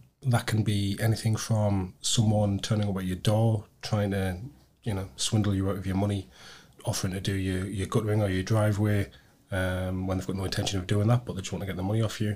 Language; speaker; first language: English; native; English